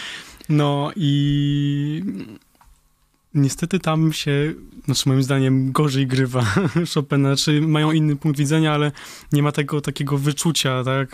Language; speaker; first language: Polish; early bilingual, heritage; Polish